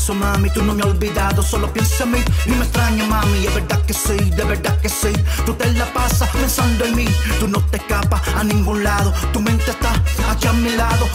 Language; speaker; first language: Spanish; native; Spanish